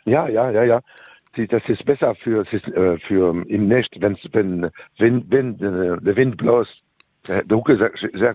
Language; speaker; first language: German; non-native, learner; French